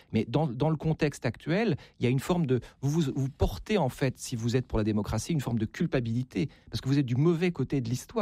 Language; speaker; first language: French; native; French